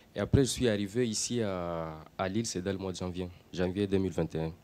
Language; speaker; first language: French; non-native, local second language; Swahili